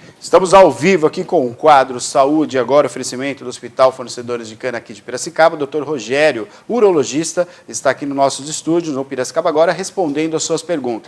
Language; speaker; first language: Portuguese; native; Portuguese